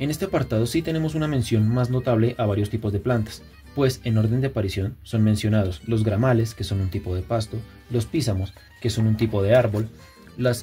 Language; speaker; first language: Spanish; native; Spanish